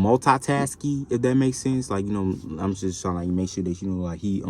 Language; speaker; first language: English; native; English